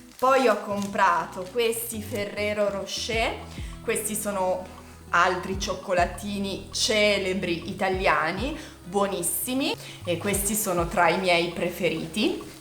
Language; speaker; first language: Italian; native; Italian